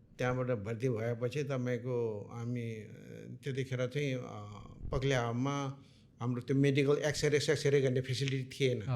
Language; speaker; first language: Nepali; non-native, local second language; Gurung